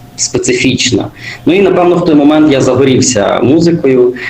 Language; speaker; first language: Ukrainian; native; Ukrainian